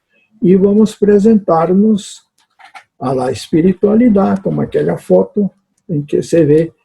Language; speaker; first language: Spanish; non-native, fluent; Portuguese